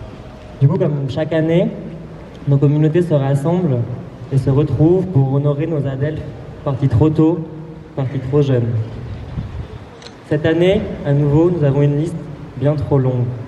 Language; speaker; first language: French; native; French